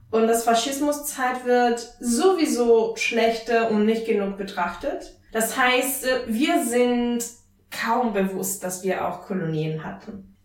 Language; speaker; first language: German; non-native, fluent; Italian